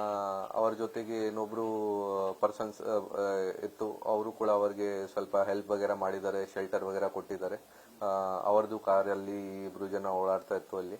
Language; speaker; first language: Kannada; non-native, local second language; Hindi